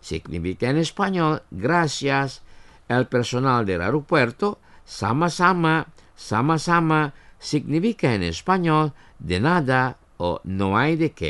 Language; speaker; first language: Spanish; non-native, fluent; Indonesian